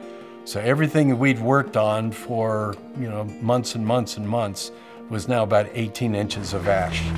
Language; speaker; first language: English; native; English